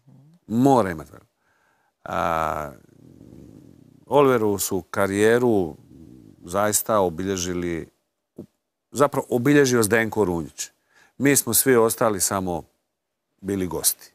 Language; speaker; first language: Croatian; native; Croatian